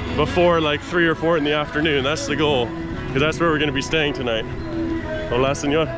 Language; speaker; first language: English; native; English